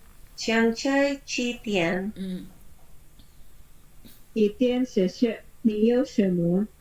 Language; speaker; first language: Chinese; non-native, learner; Indonesian